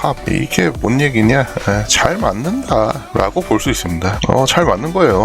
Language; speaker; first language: Korean; native; Korean